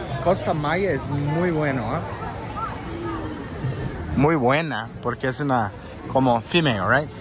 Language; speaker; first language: Spanish; non-native, learner; Portuguese